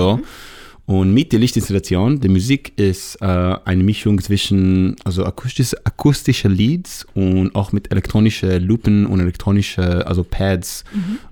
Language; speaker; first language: German; non-native, learner; Hebrew